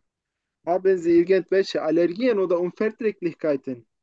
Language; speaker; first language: German; non-native, learner; Turkish